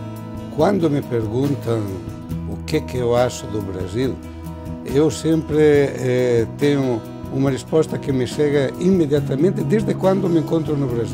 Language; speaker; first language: Portuguese; non-native, fluent; Italian